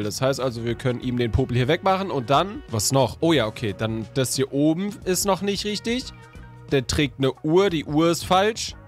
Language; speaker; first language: German; native; German